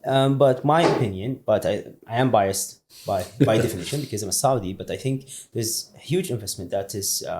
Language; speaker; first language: English; non-native, fluent; Arabic